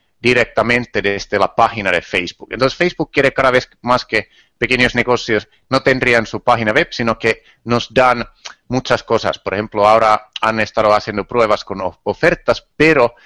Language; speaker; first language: Spanish; non-native, fluent; Finnish